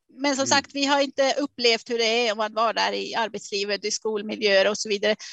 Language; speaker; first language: Swedish; non-native, fluent; Swiss German